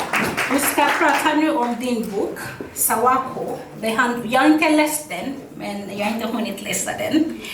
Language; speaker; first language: Swedish; non-native, fluent; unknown